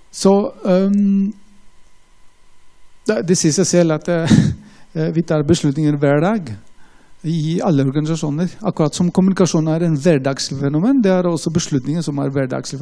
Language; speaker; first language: Norwegian; non-native, fluent; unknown